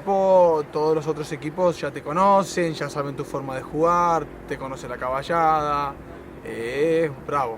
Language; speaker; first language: Spanish; native; Spanish